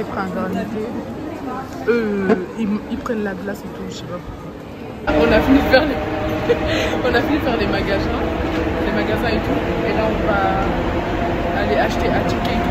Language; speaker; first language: French; native; French